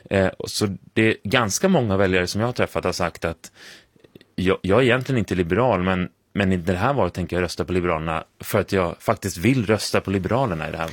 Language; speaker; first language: Swedish; native; Swedish